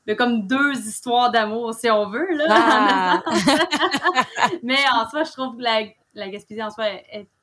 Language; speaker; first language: French; native; French